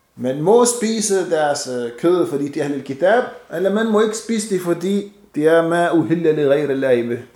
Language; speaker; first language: Danish; non-native, fluent; Arabic